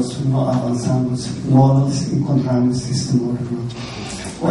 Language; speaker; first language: Spanish; non-native, fluent; German